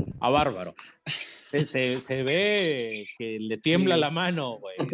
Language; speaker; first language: Spanish; native; Spanish